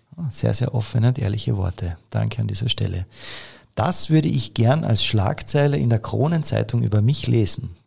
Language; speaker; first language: German; native; German